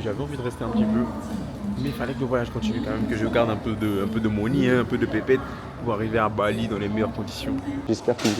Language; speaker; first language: French; native; French